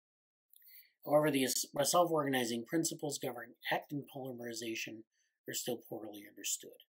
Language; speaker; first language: English; native; English